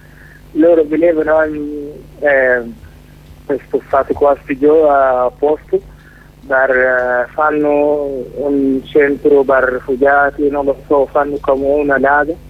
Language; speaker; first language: Italian; non-native, learner; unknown